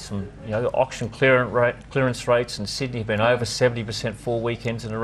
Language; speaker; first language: English; native; English